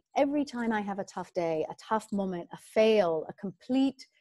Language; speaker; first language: English; native; English